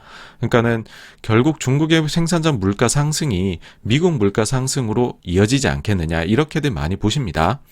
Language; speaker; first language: Korean; native; Korean